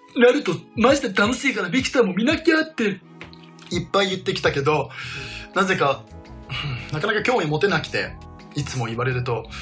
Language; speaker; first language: Japanese; non-native, fluent; Danish